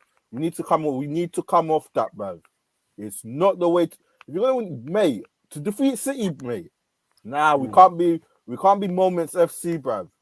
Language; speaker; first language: English; native; English